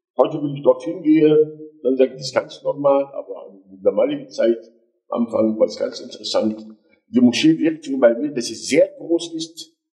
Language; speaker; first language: German; non-native, fluent; Arabic